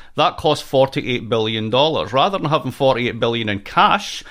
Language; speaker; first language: English; native; English